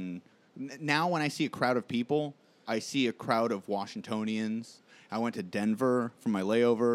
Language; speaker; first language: English; native; English